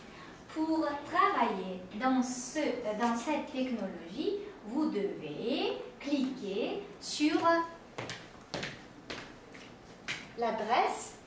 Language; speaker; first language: French; non-native, fluent; Uzbek